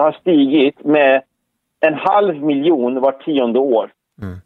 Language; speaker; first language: Swedish; early bilingual, other home language; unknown